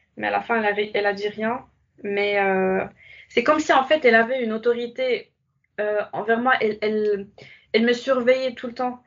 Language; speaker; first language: French; non-native, local second language; Arabic